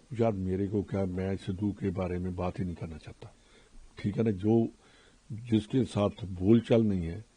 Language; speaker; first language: Hindi; non-native, local second language; Punjabi